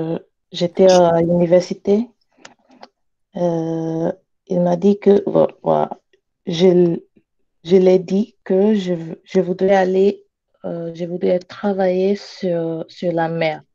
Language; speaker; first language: French; non-native, learner; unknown